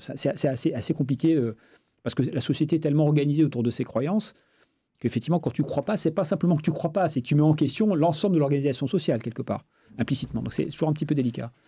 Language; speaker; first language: French; native; French